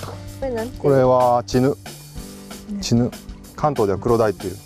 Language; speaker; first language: Japanese; native; Japanese